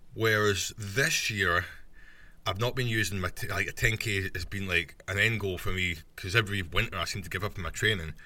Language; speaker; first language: English; native; English